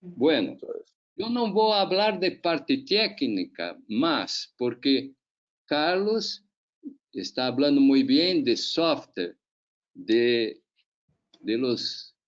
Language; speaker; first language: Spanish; non-native, learner; Portuguese